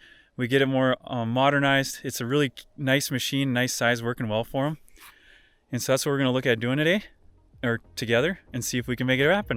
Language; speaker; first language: English; native; English